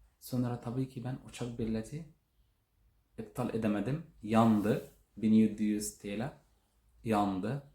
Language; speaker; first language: Turkish; non-native, learner; Arabic